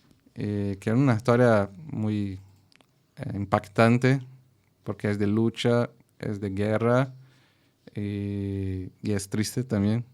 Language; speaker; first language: Spanish; non-native, fluent; Portuguese